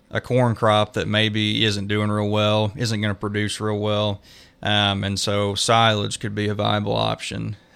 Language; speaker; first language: English; native; English